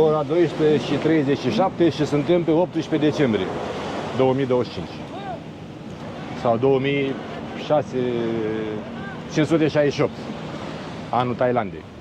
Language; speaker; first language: Romanian; native; Romanian